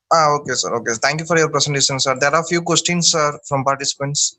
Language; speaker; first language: English; non-native, local second language; Tamil